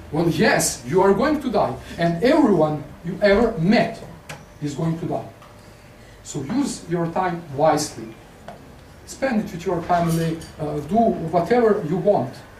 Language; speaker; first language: English; non-native, fluent; Serbian